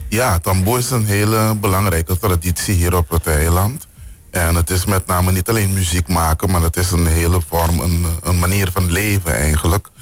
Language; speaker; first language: Dutch; non-native, local second language; Papiamento